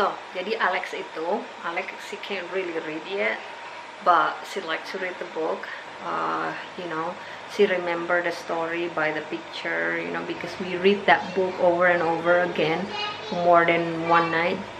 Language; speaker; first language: English; non-native, fluent; Indonesian